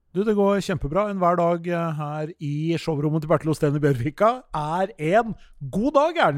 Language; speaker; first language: Norwegian; native; Norwegian